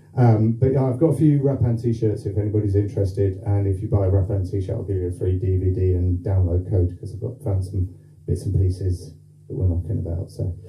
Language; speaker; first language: English; native; English